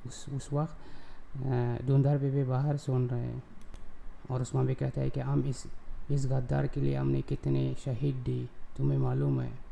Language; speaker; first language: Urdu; non-native, local second language; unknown